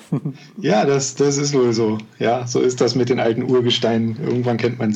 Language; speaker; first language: German; native; German